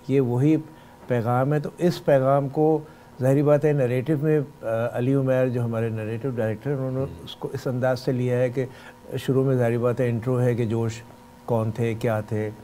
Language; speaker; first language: Urdu; native; Urdu